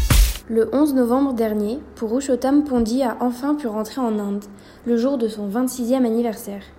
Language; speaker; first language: French; native; French